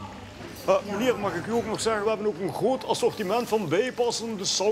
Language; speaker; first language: Dutch; native; Dutch